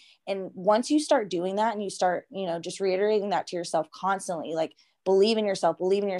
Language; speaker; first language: English; native; English